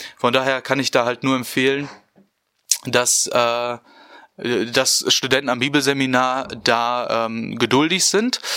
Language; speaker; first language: German; native; German